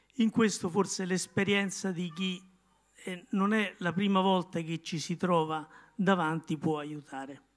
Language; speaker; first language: Italian; native; Italian